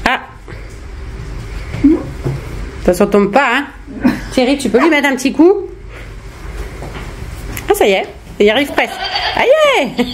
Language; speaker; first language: French; native; French